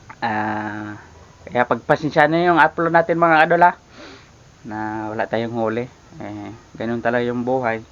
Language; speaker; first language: Filipino; native; Filipino